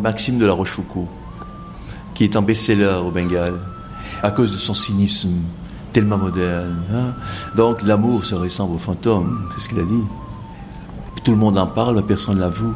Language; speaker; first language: French; non-native, fluent; Bangla